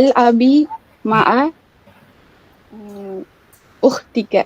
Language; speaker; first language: Arabic; non-native, learner; Tamil